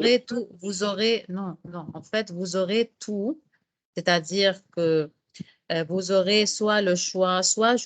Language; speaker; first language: French; non-native, fluent; Arabic